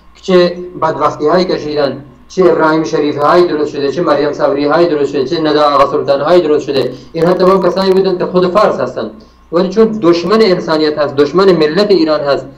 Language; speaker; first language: Persian; non-native, local second language; Baluchi